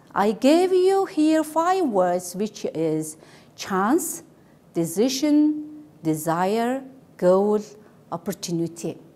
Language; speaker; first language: English; non-native, learner; Mongolian